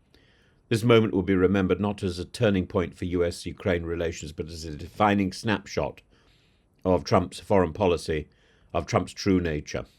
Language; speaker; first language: English; native; English